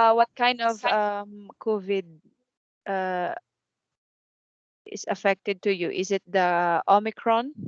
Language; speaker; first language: English; non-native, fluent; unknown